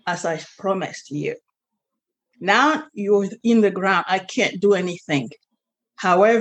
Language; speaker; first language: English; non-native, local second language; French